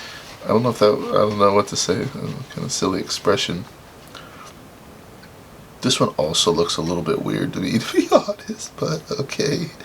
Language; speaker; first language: English; native; English